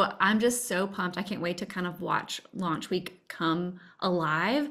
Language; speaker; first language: English; native; English